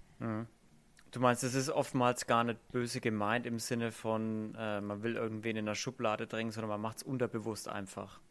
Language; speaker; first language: German; native; German